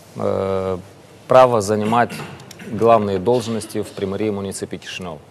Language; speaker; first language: Russian; non-native, local second language; Romanian